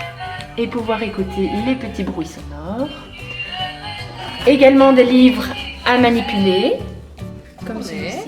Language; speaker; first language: French; native; French